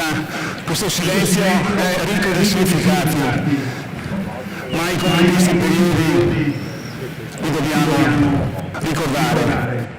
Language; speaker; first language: Italian; native; Italian